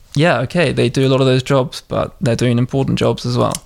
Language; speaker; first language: English; native; English